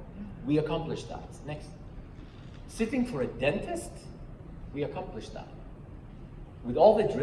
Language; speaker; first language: English; non-native, fluent; Arabic